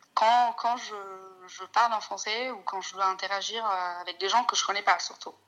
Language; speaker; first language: French; non-native, fluent; Italian